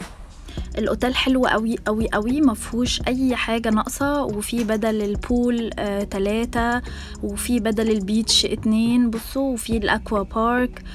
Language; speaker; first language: Arabic; native; Arabic